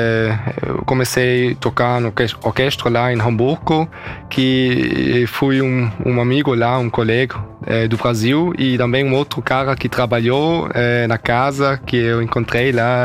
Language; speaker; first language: Portuguese; early bilingual, heritage; German